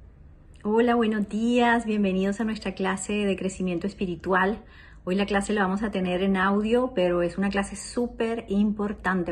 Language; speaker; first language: Spanish; native; Spanish